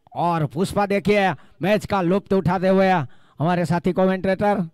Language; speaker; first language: Hindi; non-native, local second language; Gujarati